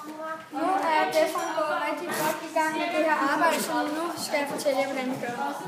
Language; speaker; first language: Danish; native; Danish